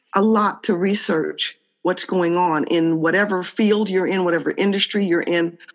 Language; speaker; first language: English; native; English